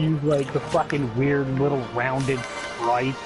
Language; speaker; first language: English; native; English